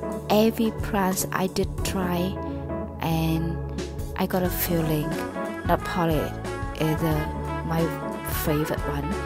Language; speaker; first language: English; non-native, learner; Vietnamese